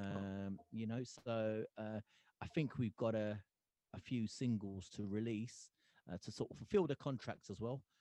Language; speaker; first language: English; early bilingual, other home language; Punjabi